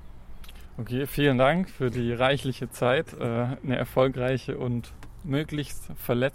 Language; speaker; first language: German; native; German